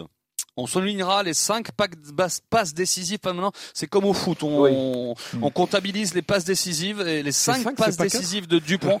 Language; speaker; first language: French; native; French